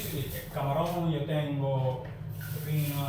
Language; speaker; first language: Spanish; non-native, learner; English